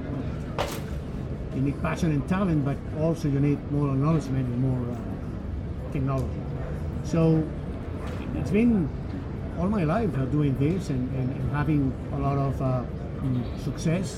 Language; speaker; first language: English; non-native, fluent; Spanish